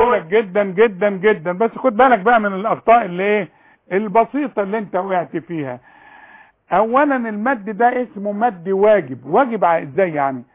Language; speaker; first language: Arabic; native; Arabic